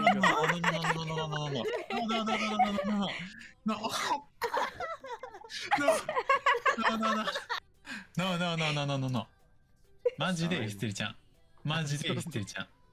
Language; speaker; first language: Japanese; native; Japanese